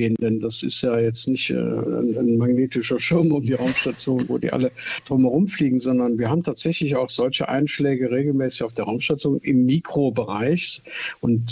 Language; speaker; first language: German; native; German